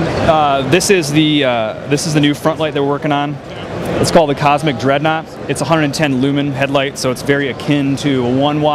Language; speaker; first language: English; native; English